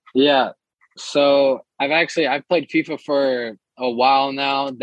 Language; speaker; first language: English; early bilingual, other home language; Portuguese